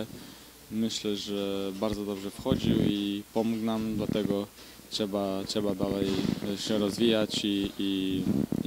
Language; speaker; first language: Polish; early bilingual, heritage; Polish